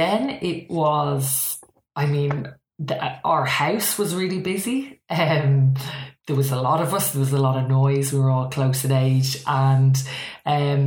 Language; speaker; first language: English; native; English